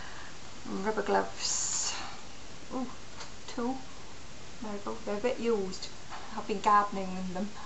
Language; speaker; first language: English; native; English